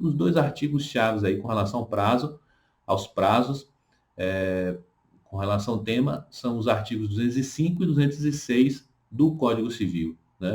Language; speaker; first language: Portuguese; native; Portuguese